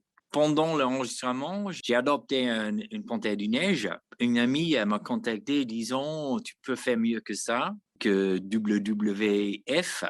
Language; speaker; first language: French; non-native, fluent; English